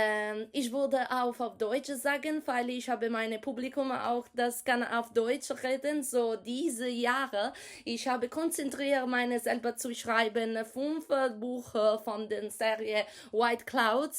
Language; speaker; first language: German; non-native, learner; Italian